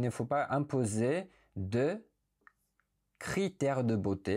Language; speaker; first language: French; non-native, fluent; Korean